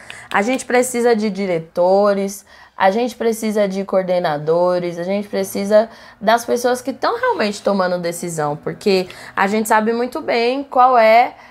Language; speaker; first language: Portuguese; native; Portuguese